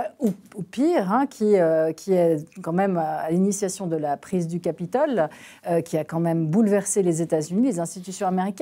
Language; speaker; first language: French; native; French